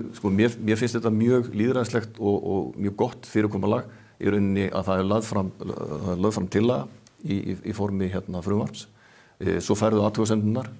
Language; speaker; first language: Icelandic; native; Icelandic